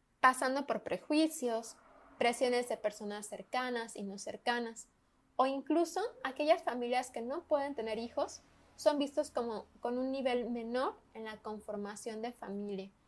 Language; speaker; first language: Spanish; native; Spanish